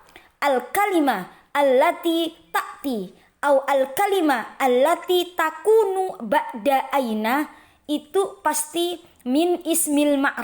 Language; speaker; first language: Arabic; non-native, fluent; Indonesian